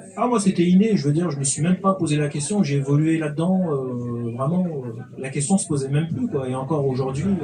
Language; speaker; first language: French; native; French